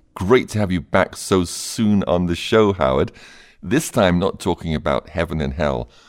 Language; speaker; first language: English; native; English